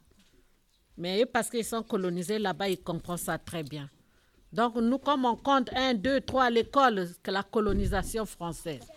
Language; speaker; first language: French; non-native, local second language; Lingala